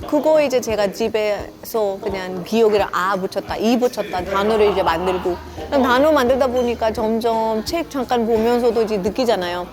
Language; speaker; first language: Korean; non-native, fluent; Hindi